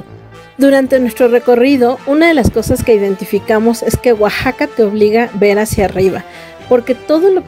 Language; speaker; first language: Spanish; native; Spanish